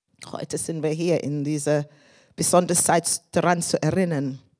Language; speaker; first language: German; non-native, fluent; English